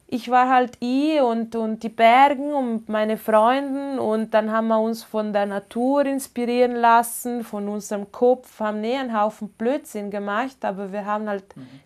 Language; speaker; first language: German; non-native, fluent; Ladin